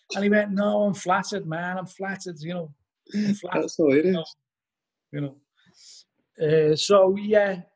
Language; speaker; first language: English; native; English